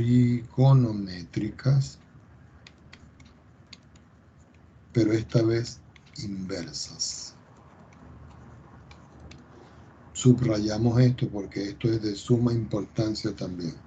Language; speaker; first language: Spanish; native; Spanish